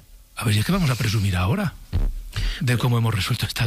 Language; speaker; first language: Spanish; native; Spanish